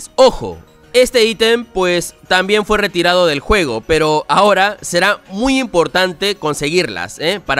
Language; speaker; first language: Spanish; native; Spanish